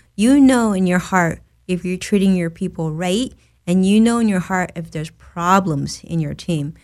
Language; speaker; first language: English; native; English